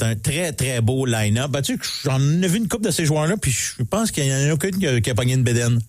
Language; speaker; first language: French; native; French